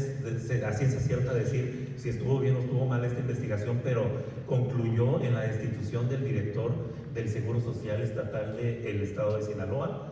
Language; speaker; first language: Spanish; native; Spanish